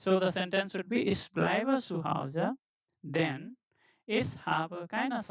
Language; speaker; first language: German; non-native, fluent; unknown